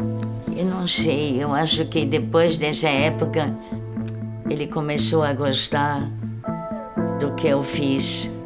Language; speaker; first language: Portuguese; early bilingual, other home language; German